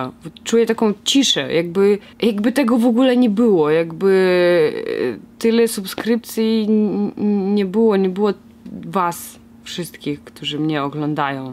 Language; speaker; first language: Polish; non-native, fluent; Russian